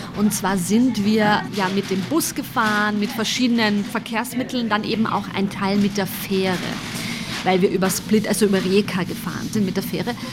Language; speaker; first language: German; early bilingual, other home language; Bosnian